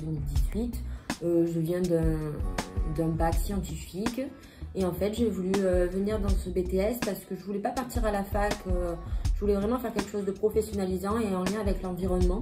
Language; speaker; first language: French; native; French